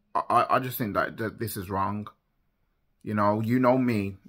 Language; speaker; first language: English; native; English